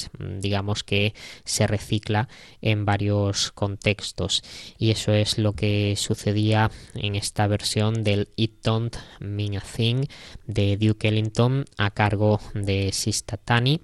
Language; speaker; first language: Spanish; native; Spanish